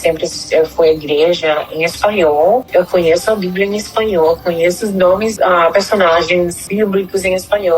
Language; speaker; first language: Portuguese; non-native, fluent; Spanish